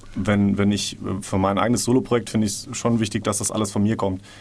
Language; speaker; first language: German; native; German